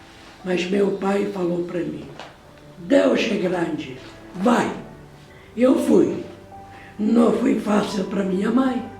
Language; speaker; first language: Portuguese; non-native, fluent; Polish